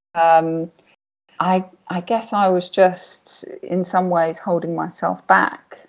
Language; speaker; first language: English; native; English